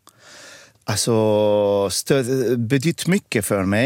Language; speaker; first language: Swedish; non-native, fluent; Arabic